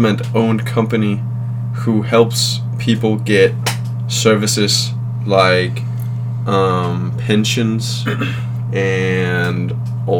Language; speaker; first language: English; non-native, fluent; Danish